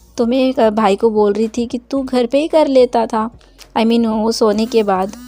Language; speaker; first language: Hindi; non-native, local second language; Bangla